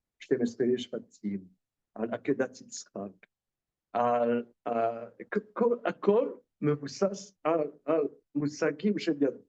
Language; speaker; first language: Hebrew; non-native, fluent; French